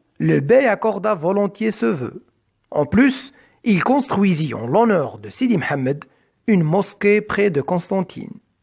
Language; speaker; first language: French; non-native, local second language; Arabic